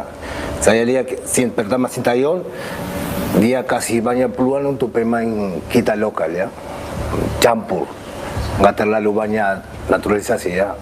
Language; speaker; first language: Indonesian; non-native, fluent; Spanish